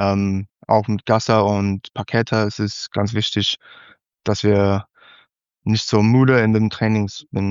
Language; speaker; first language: German; non-native, learner; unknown